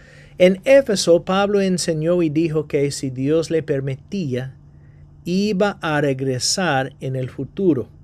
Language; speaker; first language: Spanish; non-native, fluent; English